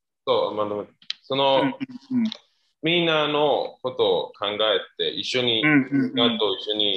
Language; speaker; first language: Japanese; non-native, learner; Chinese